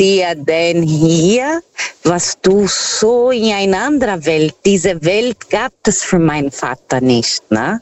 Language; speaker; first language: German; non-native, learner; Portuguese